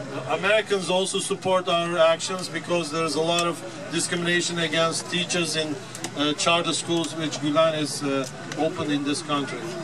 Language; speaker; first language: English; non-native, fluent; Turkish